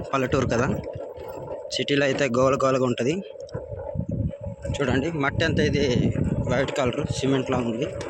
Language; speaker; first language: Telugu; native; Telugu